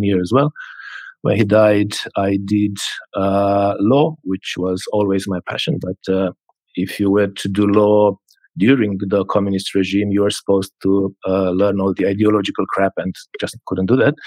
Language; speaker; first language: English; non-native, fluent; Romanian